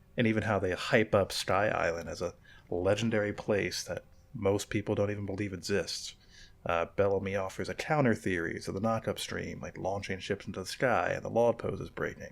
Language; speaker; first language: English; native; English